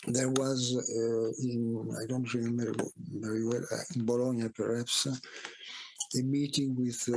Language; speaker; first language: English; non-native, fluent; Italian